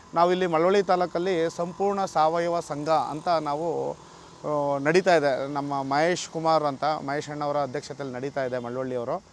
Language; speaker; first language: Kannada; native; Kannada